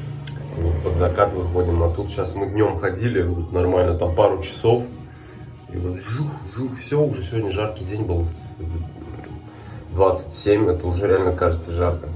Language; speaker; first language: Russian; native; Russian